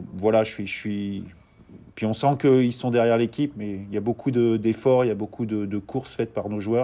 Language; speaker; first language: French; native; French